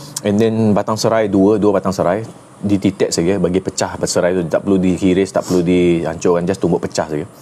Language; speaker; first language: Malay; non-native, local second language; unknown